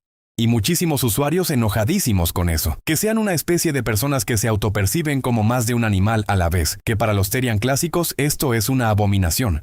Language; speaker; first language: Spanish; native; Spanish